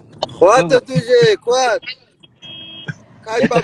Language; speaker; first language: Russian; non-native, learner; Persian